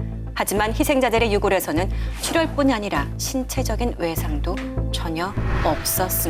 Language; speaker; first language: Korean; native; Korean